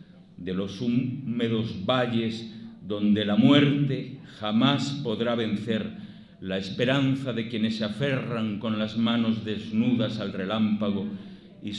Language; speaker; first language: Spanish; native; Spanish